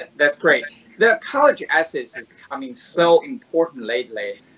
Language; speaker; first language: English; non-native, fluent; Chinese